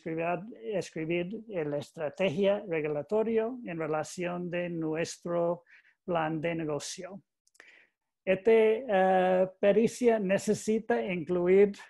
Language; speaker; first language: Spanish; non-native, learner; English